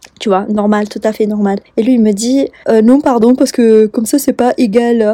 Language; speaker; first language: French; non-native, fluent; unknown